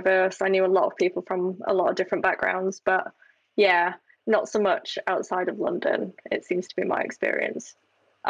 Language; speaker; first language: English; native; English